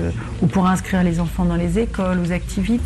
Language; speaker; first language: French; native; French